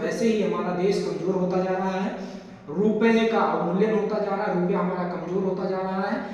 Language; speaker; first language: Hindi; native; Hindi